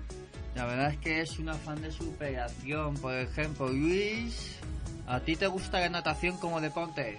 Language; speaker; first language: Spanish; native; Spanish